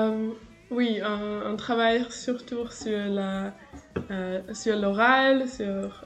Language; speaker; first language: French; non-native, fluent; German